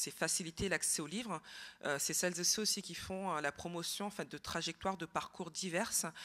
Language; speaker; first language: French; native; French